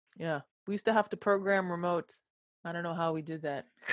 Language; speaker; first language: English; native; English